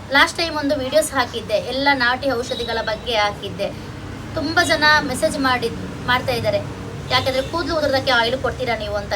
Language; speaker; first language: Kannada; non-native, local second language; Tulu